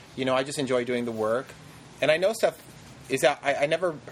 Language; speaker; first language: English; native; English